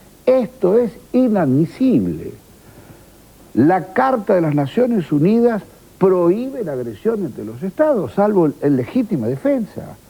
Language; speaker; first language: Spanish; native; Spanish